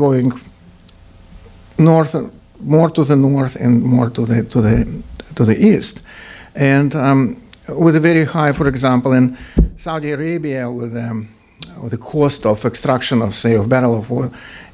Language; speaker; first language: English; non-native, fluent; Russian